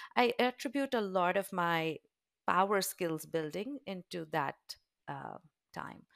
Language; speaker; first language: English; non-native, local second language; Hindi